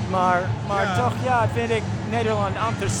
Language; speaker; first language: Dutch; non-native, fluent; English